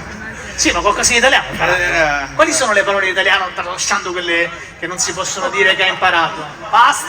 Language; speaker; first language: Italian; native; Italian